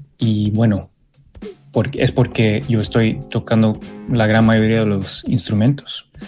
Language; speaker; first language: Spanish; early bilingual, other home language; English